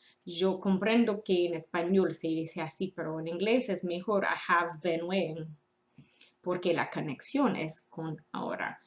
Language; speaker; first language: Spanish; non-native, fluent; English